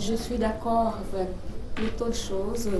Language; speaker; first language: French; non-native, learner; Portuguese